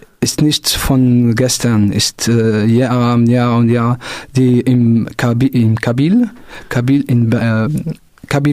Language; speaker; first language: German; non-native, local second language; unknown